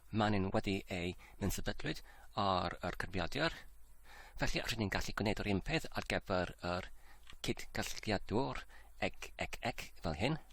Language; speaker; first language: Welsh; non-native, learner; Polish